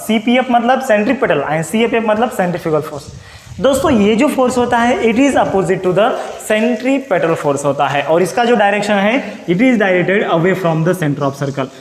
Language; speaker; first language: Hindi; non-native, local second language; Marathi